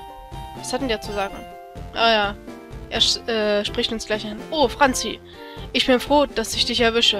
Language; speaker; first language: German; native; German